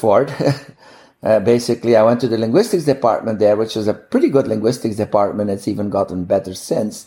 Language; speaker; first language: English; non-native, fluent; Dutch